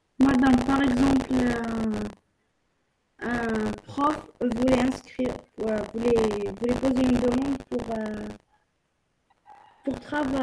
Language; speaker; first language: French; non-native, local second language; Arabic